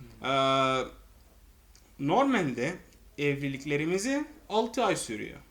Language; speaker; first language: Turkish; non-native, fluent; Arabic